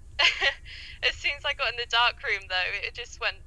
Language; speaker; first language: English; native; English